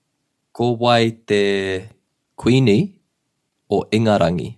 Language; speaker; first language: Māori; non-native, local second language; English